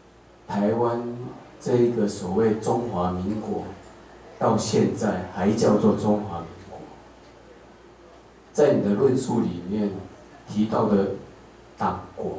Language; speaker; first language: Chinese; native; Chinese